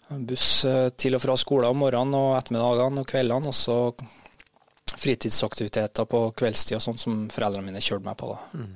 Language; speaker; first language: Norwegian; native; Norwegian